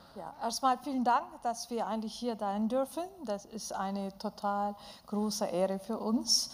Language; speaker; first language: German; non-native, fluent; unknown